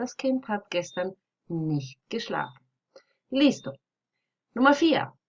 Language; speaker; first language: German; non-native, fluent; Spanish